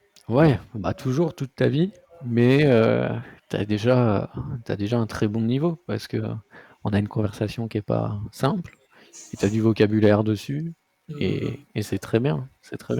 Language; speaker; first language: French; native; French